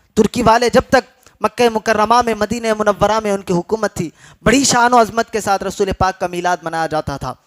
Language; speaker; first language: Urdu; native; Urdu